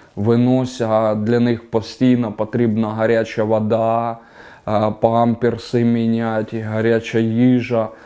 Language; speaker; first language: Ukrainian; native; Ukrainian